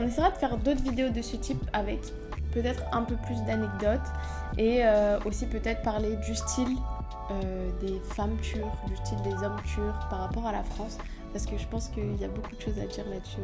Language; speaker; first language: French; native; French